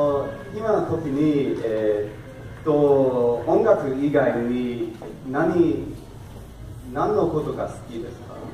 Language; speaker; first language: Japanese; non-native, learner; English